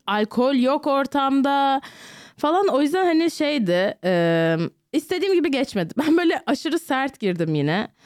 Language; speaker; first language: Turkish; native; Turkish